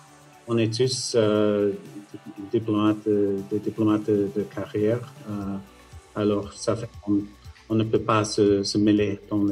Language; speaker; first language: French; non-native, fluent; English